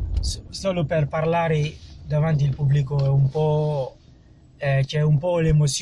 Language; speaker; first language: Italian; non-native, learner; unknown